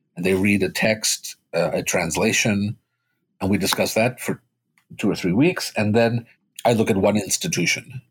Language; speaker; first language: English; early bilingual, other home language; Spanish